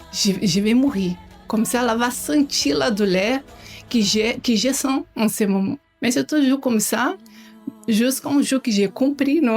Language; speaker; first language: French; non-native, learner; Portuguese